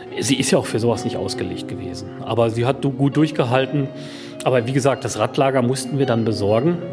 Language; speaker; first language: German; native; German